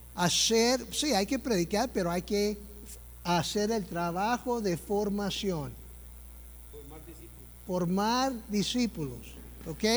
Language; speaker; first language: Spanish; early bilingual, heritage; Spanish